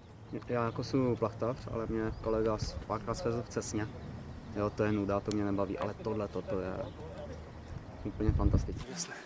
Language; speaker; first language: Czech; native; Czech